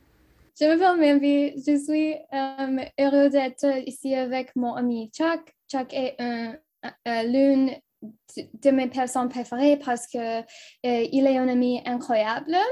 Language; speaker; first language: French; non-native, local second language; English